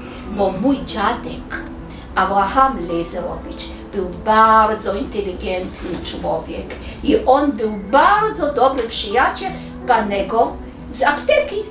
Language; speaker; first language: Polish; non-native, local second language; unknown